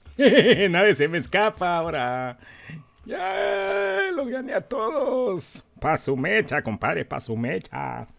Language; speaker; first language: Spanish; early bilingual, heritage; Spanish